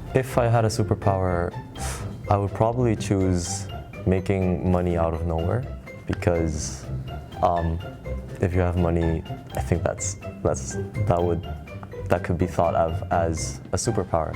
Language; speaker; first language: English; non-native, fluent; Korean